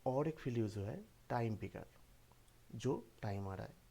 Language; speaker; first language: Hindi; non-native, local second language; Bangla